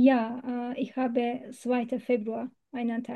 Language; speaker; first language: German; non-native, learner; Turkish